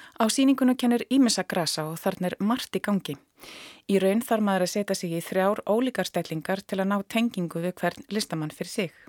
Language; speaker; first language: Icelandic; native; Icelandic